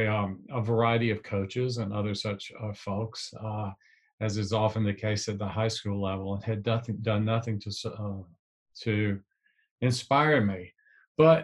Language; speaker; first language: English; native; English